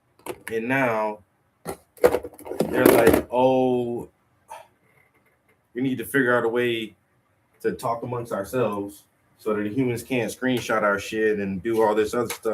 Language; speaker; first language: English; native; English